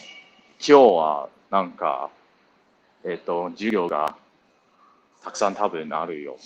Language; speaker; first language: Japanese; non-native, learner; English